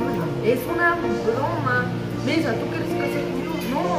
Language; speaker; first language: Spanish; early bilingual, other home language; Korean